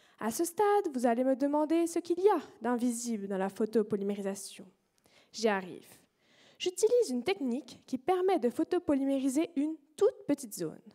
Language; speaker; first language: French; native; French